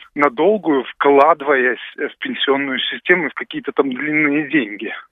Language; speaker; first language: Russian; native; Russian